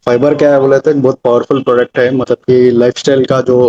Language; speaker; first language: Hindi; non-native, local second language; Telugu